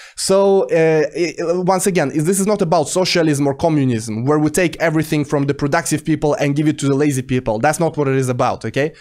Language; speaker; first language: English; non-native, fluent; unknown